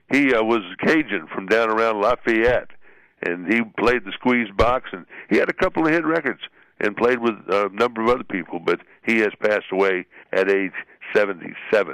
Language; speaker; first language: English; native; English